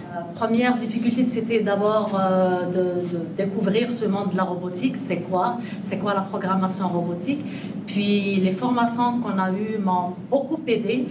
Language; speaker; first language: French; native; French